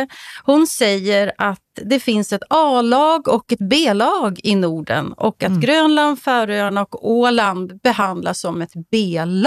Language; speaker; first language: Swedish; native; Swedish